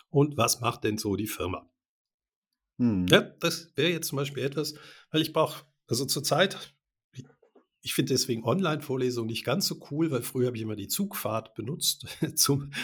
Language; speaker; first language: German; native; German